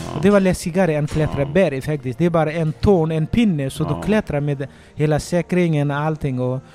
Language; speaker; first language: Swedish; non-native, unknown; Nepali